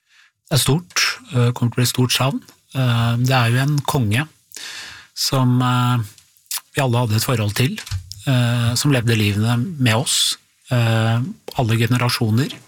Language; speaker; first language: Norwegian; native; Norwegian